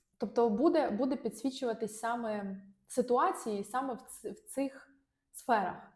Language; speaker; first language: Ukrainian; non-native, local second language; Russian